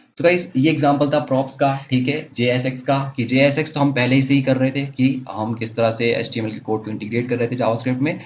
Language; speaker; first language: Hindi; native; Hindi